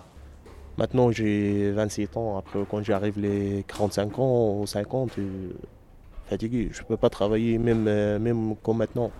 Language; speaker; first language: French; non-native, learner; Arabic